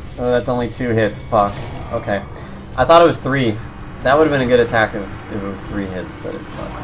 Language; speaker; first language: English; native; English